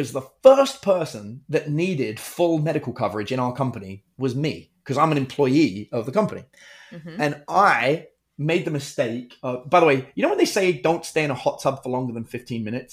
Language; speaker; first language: English; native; English